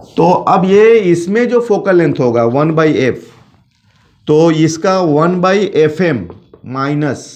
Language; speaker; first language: Hindi; native; Hindi